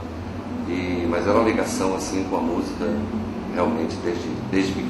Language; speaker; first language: Portuguese; native; Portuguese